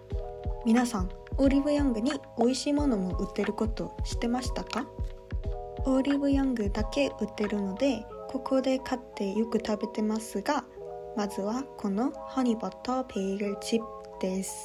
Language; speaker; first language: Japanese; non-native, fluent; Korean